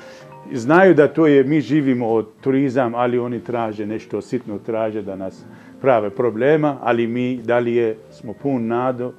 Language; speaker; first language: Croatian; non-native, fluent; Persian